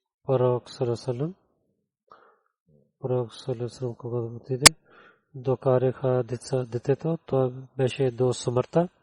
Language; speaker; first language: Bulgarian; non-native, learner; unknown